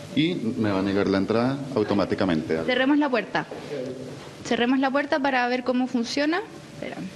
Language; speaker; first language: Spanish; native; Spanish